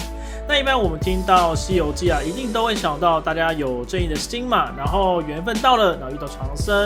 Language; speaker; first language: Chinese; native; Chinese